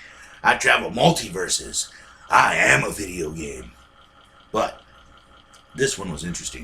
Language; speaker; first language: English; native; English